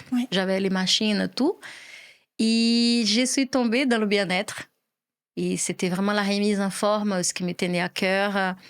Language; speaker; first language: French; non-native, fluent; Portuguese